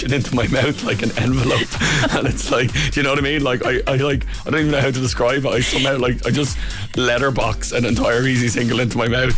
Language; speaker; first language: English; native; English